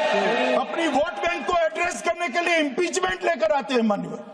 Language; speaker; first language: Hindi; native; Hindi